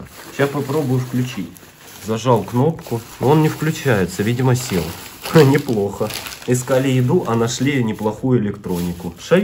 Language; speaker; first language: Russian; native; Russian